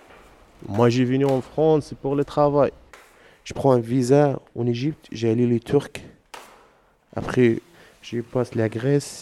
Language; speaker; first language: French; non-native, learner; Arabic